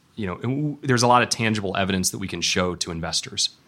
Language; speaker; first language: English; native; English